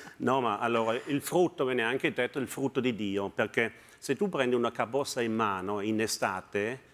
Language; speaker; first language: Italian; non-native, fluent; German